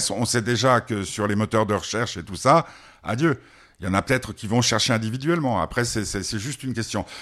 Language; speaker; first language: French; native; French